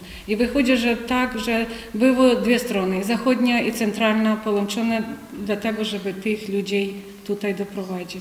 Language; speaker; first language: Polish; non-native, fluent; Ukrainian